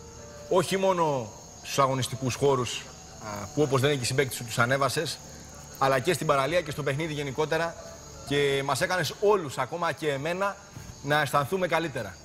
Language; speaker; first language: Greek; native; Greek